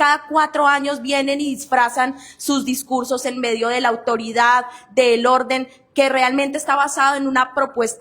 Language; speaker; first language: Spanish; native; Spanish